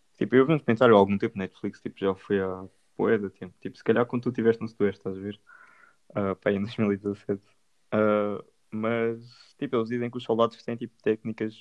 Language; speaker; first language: Portuguese; native; Portuguese